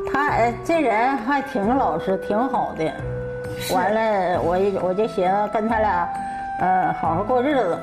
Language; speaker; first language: Chinese; native; Chinese